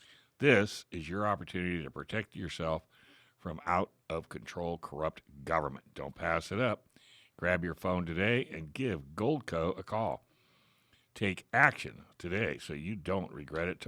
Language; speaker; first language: English; native; English